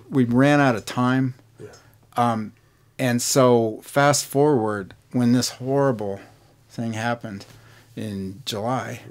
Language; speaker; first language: English; native; English